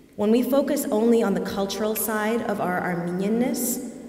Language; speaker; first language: English; native; English